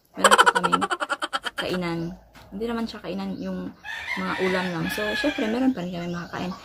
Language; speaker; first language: Filipino; non-native, local second language; Cebuano